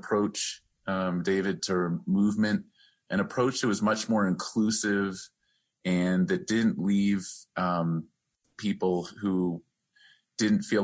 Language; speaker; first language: English; native; English